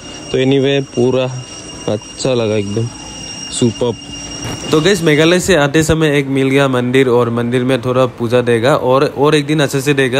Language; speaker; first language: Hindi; non-native, local second language; Assamese